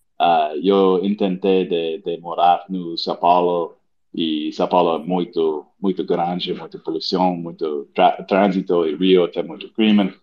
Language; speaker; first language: Portuguese; non-native, learner; English